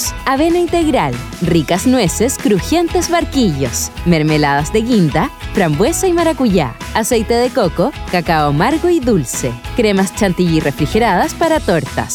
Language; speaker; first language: Spanish; native; Spanish